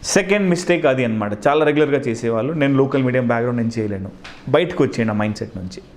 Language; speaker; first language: Telugu; non-native, local second language; Hindi